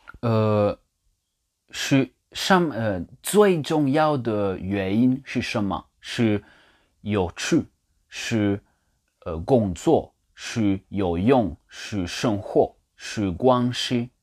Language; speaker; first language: Chinese; non-native, learner; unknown